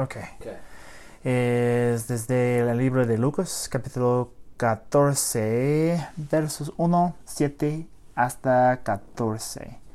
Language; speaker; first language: Spanish; early bilingual, heritage; English